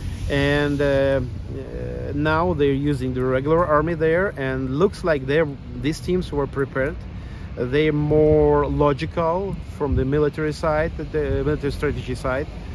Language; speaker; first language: English; non-native, fluent; Ukrainian